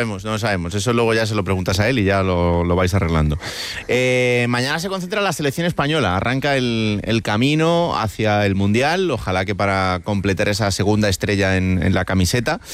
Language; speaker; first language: Spanish; native; Spanish